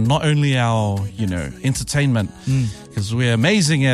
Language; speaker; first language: English; native; English